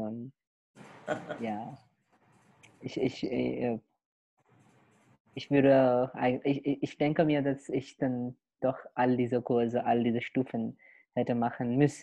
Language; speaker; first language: German; non-native, fluent; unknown